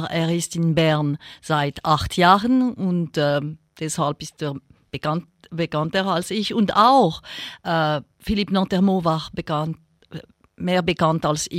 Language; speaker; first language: German; non-native, local second language; French